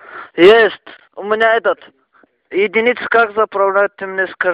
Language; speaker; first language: Russian; non-native, local second language; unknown